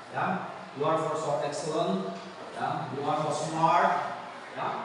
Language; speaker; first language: English; non-native, learner; Indonesian